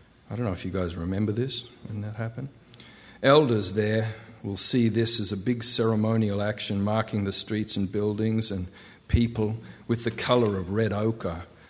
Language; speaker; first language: English; native; English